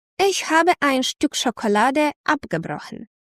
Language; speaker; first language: German; non-native, fluent; Ukrainian